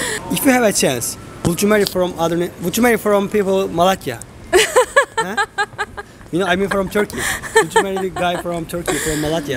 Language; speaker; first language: English; non-native, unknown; Turkish